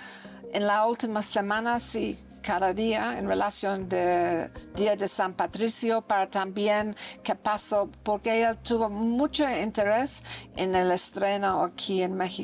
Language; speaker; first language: Spanish; non-native, learner; English